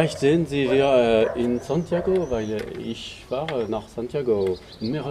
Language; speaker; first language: German; non-native, learner; French